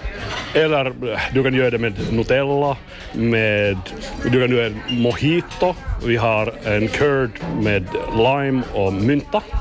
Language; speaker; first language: Swedish; non-native, local second language; Finnish